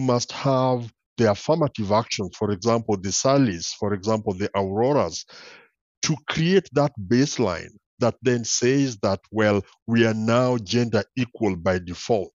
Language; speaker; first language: English; non-native, local second language; Luo (Kenya and Tanzania)